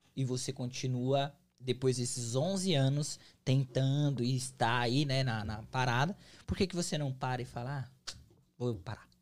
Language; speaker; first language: Portuguese; native; Portuguese